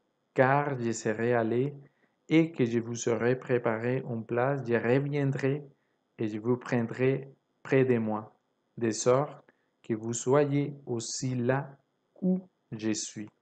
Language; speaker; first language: French; non-native, fluent; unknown